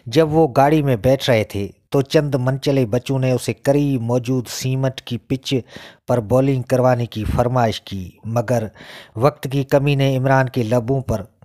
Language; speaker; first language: Urdu; non-native, local second language; Sindhi